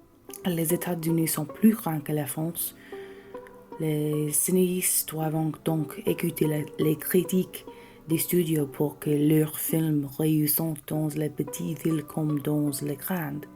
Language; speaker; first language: French; non-native, learner; English